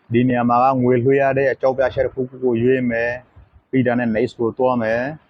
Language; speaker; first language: Burmese; non-native, local second language; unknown